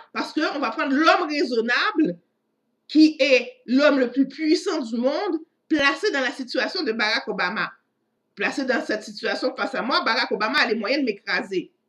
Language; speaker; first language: French; non-native, local second language; Haitian Creole